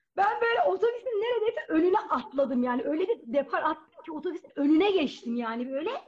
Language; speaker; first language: Turkish; native; Turkish